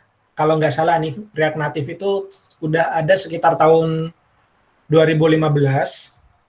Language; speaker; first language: Indonesian; native; Indonesian